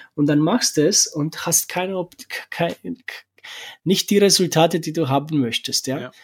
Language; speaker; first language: German; non-native, fluent; Romanian